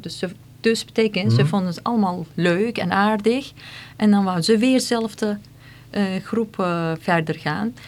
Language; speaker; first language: Dutch; non-native, fluent; Turkish